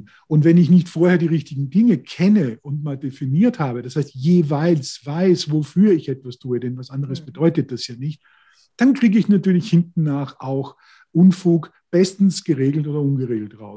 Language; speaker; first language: German; native; German